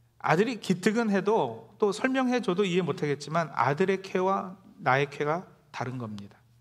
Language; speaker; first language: Korean; native; Korean